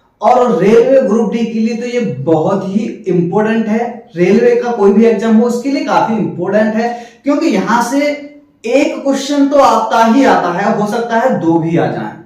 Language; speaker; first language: Hindi; native; Hindi